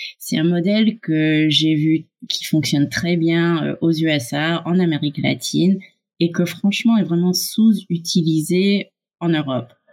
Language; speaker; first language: French; early bilingual, heritage; English